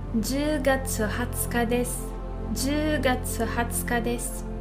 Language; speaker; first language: Japanese; non-native, fluent; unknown